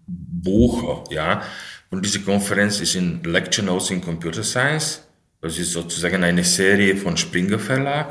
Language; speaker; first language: German; non-native, fluent; Slovak